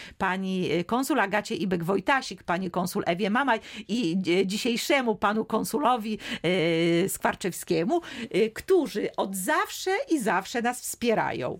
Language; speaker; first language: Polish; native; Polish